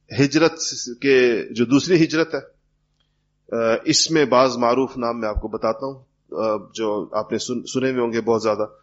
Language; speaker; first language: Urdu; native; Urdu